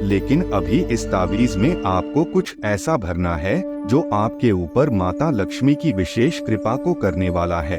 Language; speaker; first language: Hindi; native; Hindi